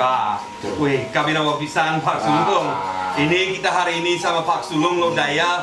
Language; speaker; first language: Indonesian; non-native, fluent; Spanish